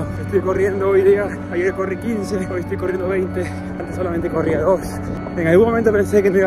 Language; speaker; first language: Spanish; native; Spanish